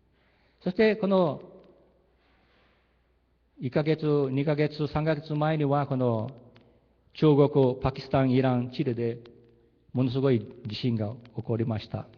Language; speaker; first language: Japanese; early bilingual, heritage; Japanese